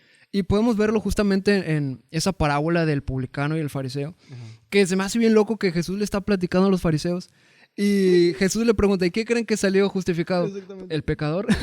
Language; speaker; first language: Spanish; native; Spanish